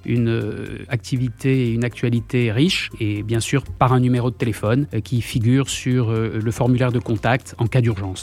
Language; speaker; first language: French; native; French